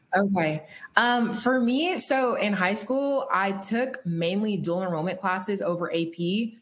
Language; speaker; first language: English; native; English